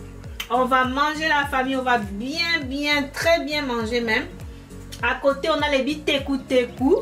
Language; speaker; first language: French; non-native, local second language; Lingala